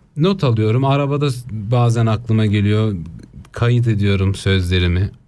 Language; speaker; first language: Turkish; early bilingual, heritage; Turkish